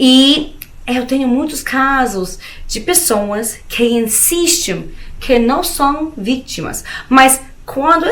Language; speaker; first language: Portuguese; non-native, fluent; Spanish